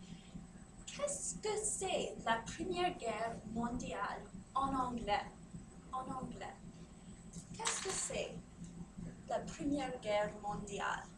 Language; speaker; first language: French; non-native, fluent; English